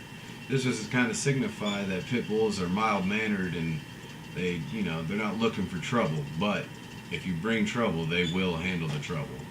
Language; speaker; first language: English; native; English